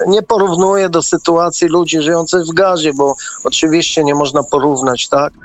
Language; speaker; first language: Polish; early bilingual, heritage; Polish